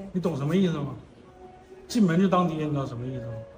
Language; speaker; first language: Chinese; native; Chinese